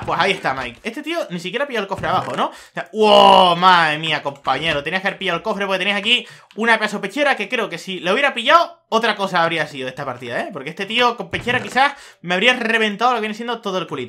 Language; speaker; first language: Spanish; native; Spanish